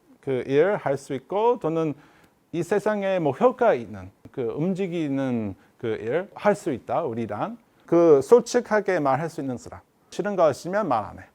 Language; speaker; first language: Korean; non-native, learner; English